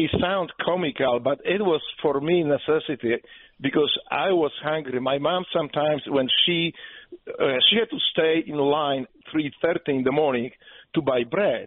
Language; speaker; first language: English; non-native, fluent; Polish